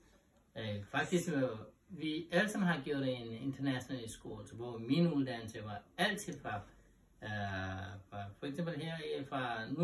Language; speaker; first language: Danish; non-native, learner; Nepali